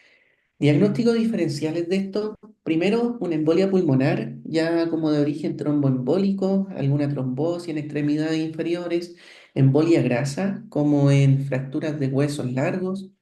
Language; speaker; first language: Spanish; native; Spanish